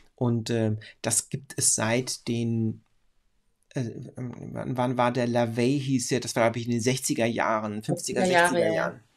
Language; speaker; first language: German; native; German